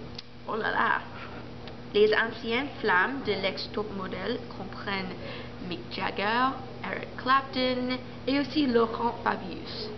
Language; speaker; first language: French; non-native, learner; English